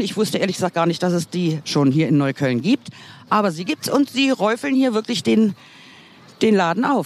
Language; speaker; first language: German; native; German